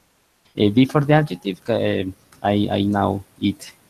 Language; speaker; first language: English; non-native, learner; Spanish